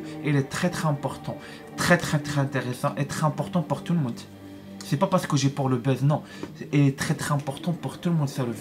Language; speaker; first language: French; non-native, learner; Arabic